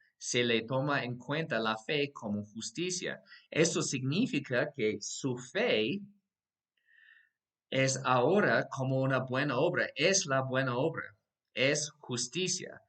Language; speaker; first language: Spanish; non-native, fluent; English